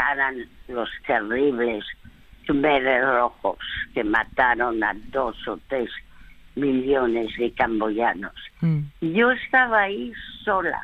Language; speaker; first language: Spanish; early bilingual, other home language; French